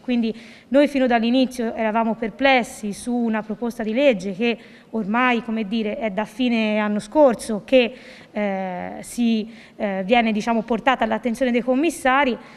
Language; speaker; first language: Italian; native; Italian